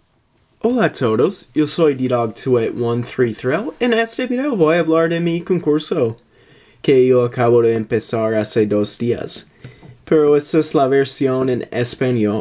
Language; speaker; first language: Spanish; early bilingual, heritage; English